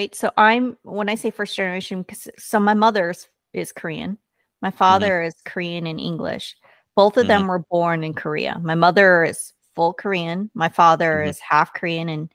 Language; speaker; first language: English; early bilingual, other home language; Korean